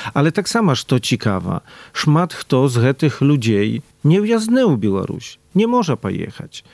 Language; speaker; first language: Belarusian; native; Belarusian